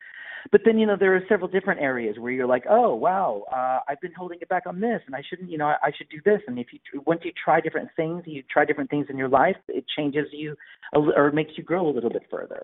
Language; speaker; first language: English; native; English